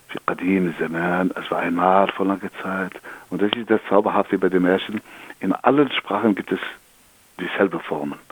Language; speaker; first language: German; non-native, fluent; Kabyle